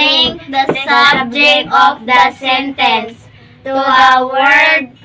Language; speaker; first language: English; non-native, local second language; Cebuano